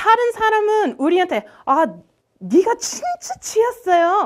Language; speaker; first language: Korean; non-native, learner; English